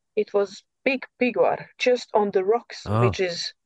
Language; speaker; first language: English; non-native, learner; Serbian